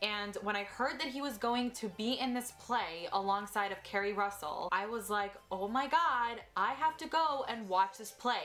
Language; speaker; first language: English; native; English